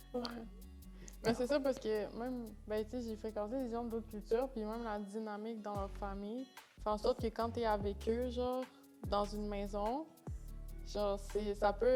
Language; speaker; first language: French; native; French